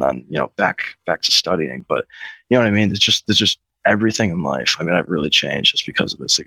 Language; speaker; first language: English; native; English